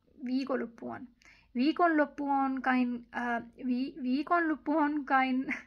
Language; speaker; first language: Finnish; non-native, learner; Punjabi